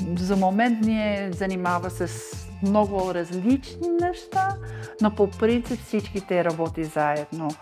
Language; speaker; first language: Bulgarian; non-native, learner; English